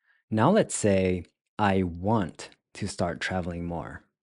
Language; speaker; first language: English; native; English